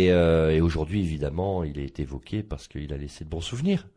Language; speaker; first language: French; native; French